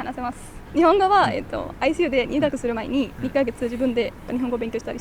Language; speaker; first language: Japanese; non-native, fluent; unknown